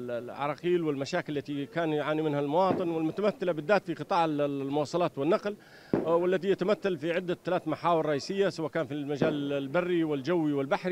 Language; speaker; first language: Arabic; native; Arabic